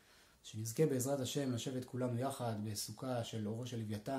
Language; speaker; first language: Hebrew; native; Hebrew